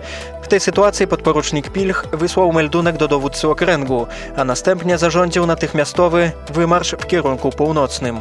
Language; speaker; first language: Polish; native; Polish